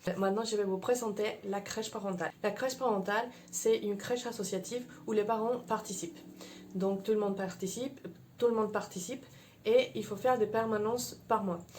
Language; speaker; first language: French; non-native, fluent; Spanish